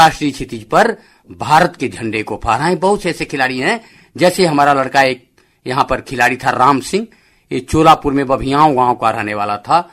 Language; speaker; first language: Hindi; native; Hindi